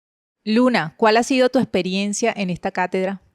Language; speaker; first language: Spanish; native; Spanish